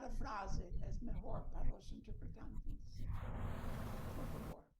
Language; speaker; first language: Spanish; non-native, learner; Portuguese